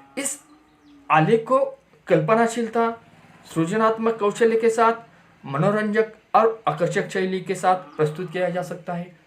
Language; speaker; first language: Hindi; non-native, local second language; Marathi